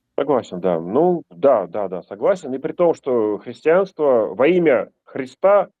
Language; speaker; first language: Russian; native; Russian